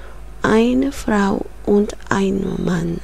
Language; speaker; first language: German; non-native, learner; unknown